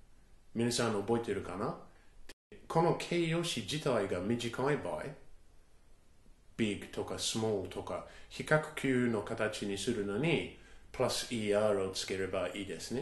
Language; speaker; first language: Japanese; non-native, fluent; English